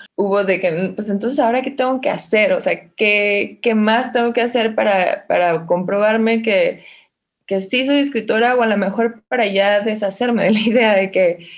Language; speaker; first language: Spanish; native; Spanish